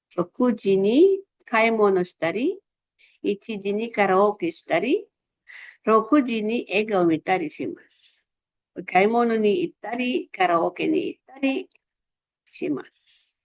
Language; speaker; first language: Japanese; non-native, fluent; Filipino